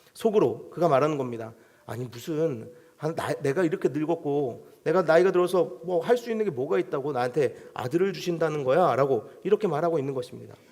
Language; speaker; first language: Korean; native; Korean